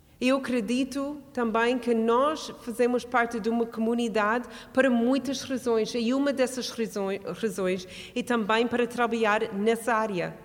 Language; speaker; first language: Portuguese; non-native, fluent; English